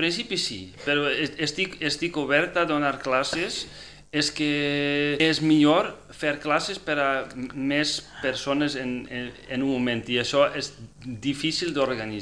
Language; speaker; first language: Catalan; non-native, fluent; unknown